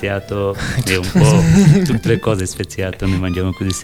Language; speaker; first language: Italian; non-native, learner; Bangla